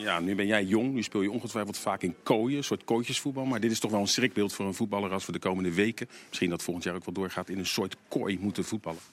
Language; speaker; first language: Dutch; native; Dutch